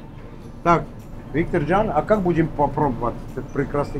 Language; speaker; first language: Russian; non-native, fluent; Armenian